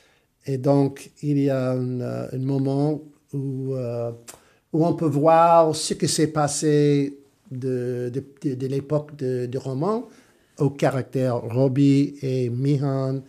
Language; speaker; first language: French; non-native, fluent; English